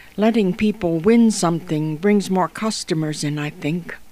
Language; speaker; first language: English; native; English